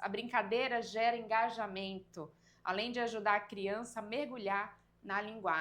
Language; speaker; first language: Portuguese; native; Portuguese